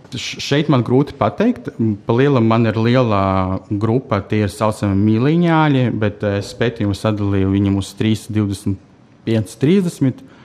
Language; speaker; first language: Latvian; non-native, local second language; Russian